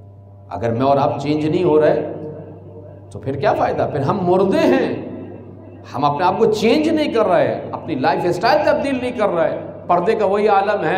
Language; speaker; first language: Urdu; native; Urdu